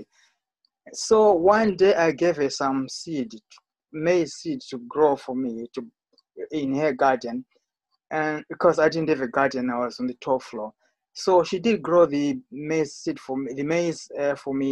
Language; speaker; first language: English; non-native, local second language; Shona